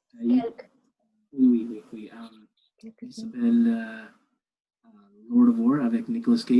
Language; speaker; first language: French; non-native, learner; English